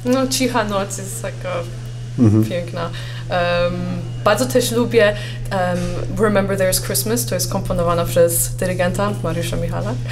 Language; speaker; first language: Polish; early bilingual, heritage; Polish